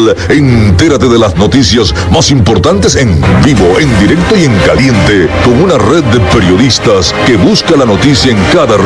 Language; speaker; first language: Spanish; native; Spanish